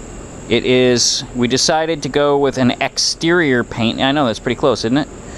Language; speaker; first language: English; native; English